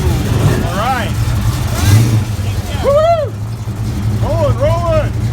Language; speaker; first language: English; native; English